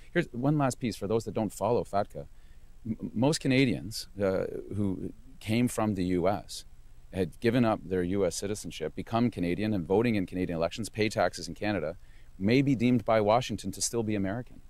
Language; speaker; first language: English; native; English